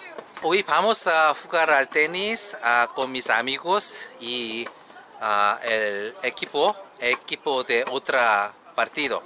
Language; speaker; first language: Spanish; non-native, learner; Korean